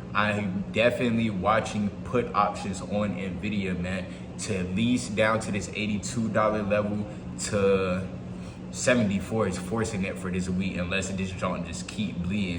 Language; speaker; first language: English; native; English